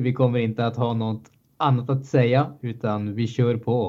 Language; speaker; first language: Swedish; native; Swedish